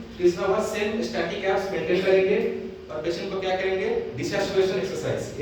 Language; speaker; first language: Hindi; non-native, local second language; Bangla